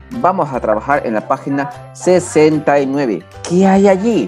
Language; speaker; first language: Spanish; native; Spanish